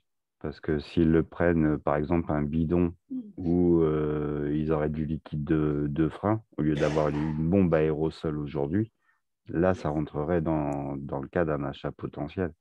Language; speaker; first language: French; native; French